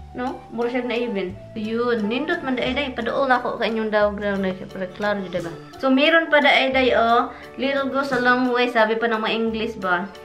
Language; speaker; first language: Cebuano; native; Cebuano